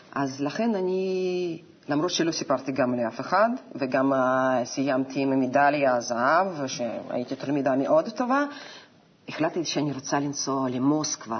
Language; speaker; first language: Hebrew; non-native, fluent; Russian